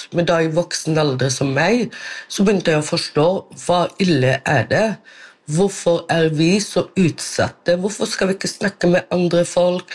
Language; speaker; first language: Norwegian; non-native, local second language; Romany